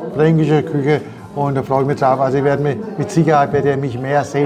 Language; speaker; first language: German; native; German